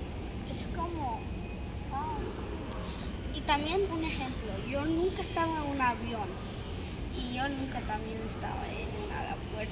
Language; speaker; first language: Spanish; early bilingual, heritage; Spanish